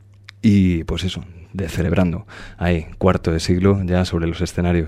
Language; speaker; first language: Spanish; native; Spanish